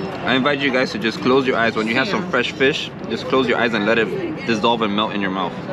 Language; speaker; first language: English; early bilingual, other home language; Spanish